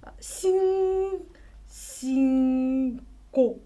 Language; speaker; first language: Korean; non-native, learner; Chinese